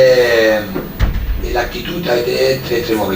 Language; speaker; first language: French; non-native, fluent; Spanish